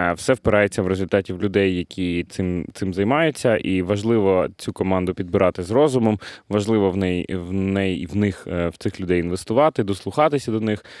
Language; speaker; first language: Ukrainian; non-native, local second language; Russian